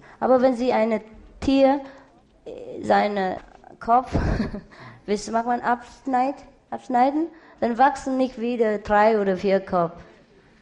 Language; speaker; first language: German; non-native, learner; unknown